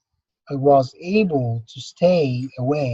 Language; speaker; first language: English; non-native, fluent; Arabic